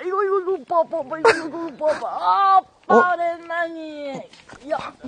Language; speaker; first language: Korean; non-native, learner; Japanese